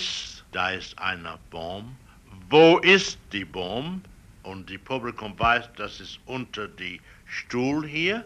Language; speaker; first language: German; non-native, learner; English